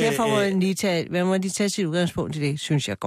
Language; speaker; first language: Danish; native; Danish